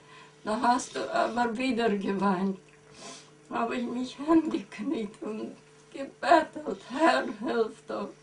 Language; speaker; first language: German; early bilingual, heritage; German